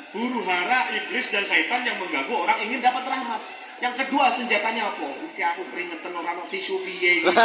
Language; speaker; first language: Indonesian; non-native, local second language; Javanese